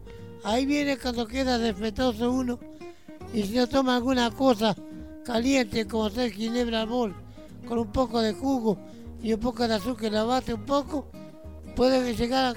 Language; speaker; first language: Spanish; native; Spanish